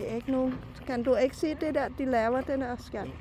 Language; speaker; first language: Danish; non-native, learner; Thai